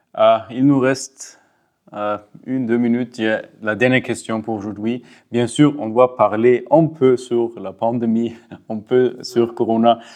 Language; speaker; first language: French; non-native, local second language; Swiss German